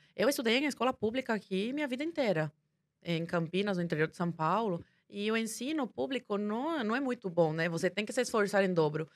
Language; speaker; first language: Portuguese; early bilingual, other home language; Spanish